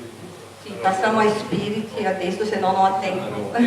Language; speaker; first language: Italian; non-native, fluent; Portuguese